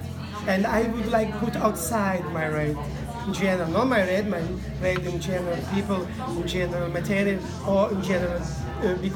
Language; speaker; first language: English; non-native, learner; Italian